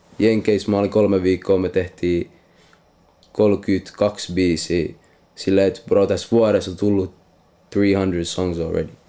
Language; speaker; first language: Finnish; non-native, local second language; Swedish